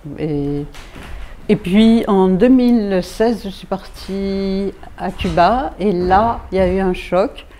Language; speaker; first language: French; native; French